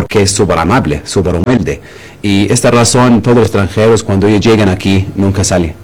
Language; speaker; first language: Spanish; non-native, learner; Arabic